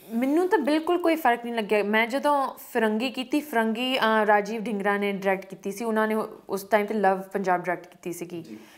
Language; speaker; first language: Punjabi; early bilingual, heritage; Punjabi